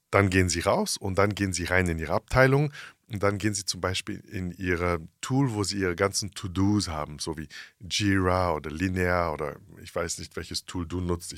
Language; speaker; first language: German; early bilingual, heritage; English